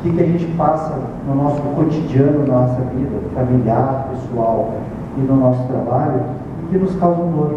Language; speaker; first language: Portuguese; native; Portuguese